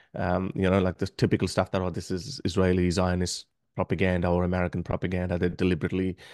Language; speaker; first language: English; non-native, local second language; Urdu